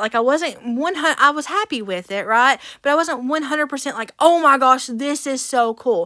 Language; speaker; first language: English; native; English